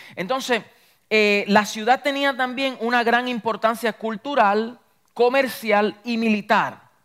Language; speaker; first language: Spanish; early bilingual, heritage; Spanish